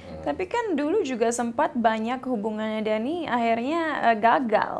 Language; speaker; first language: Indonesian; early bilingual, heritage; Indonesian